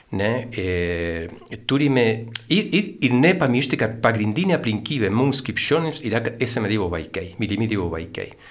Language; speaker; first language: Lithuanian; non-native, fluent; Spanish